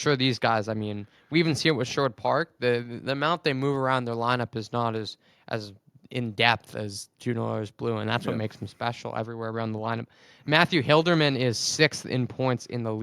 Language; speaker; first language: English; native; English